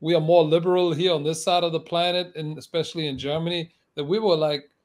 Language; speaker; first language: English; non-native, fluent; German